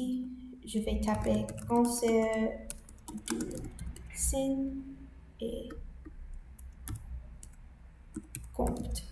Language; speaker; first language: French; non-native, learner; English